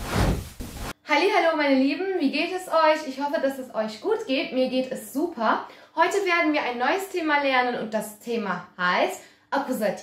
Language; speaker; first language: German; early bilingual, other home language; Turkish